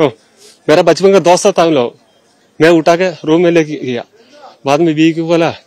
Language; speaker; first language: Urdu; non-native, local second language; Malayalam